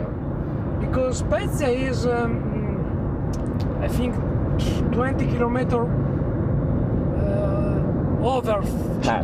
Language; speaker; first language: English; non-native, learner; Italian